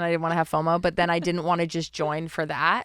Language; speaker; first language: English; native; English